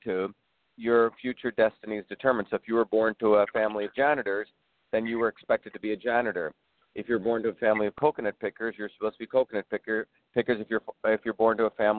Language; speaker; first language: English; early bilingual, other home language; Tamil